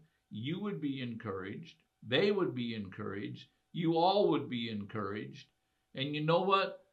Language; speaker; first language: English; native; English